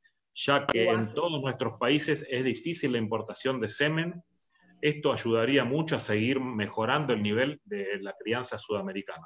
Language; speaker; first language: Spanish; native; Spanish